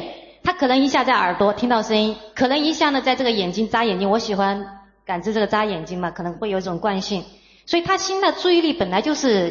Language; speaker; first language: Chinese; native; Chinese